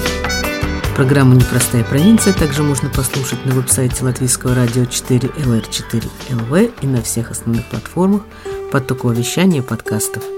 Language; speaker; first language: Russian; native; Russian